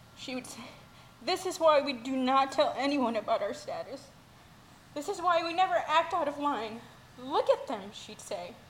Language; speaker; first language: English; early bilingual, other home language; Spanish